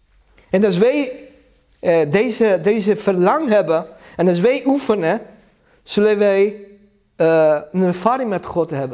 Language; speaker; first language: Dutch; non-native, learner; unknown